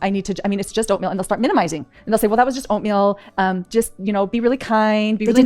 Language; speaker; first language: English; native; English